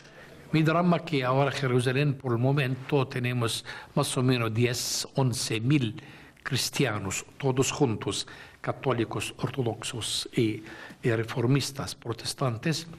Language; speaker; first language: Spanish; non-native, fluent; Arabic